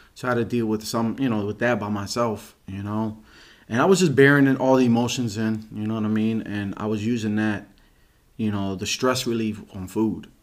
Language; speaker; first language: English; native; English